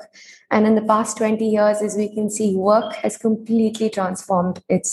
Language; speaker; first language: English; non-native, local second language; Hindi